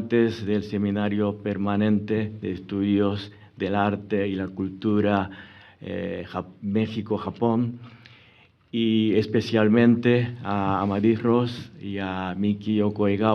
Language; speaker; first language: Spanish; non-native, fluent; Japanese